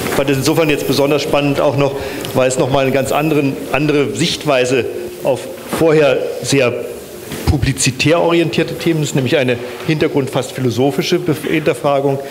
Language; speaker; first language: German; native; German